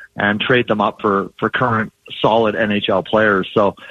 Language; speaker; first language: English; native; English